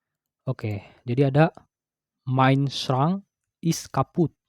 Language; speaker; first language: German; non-native, fluent; Indonesian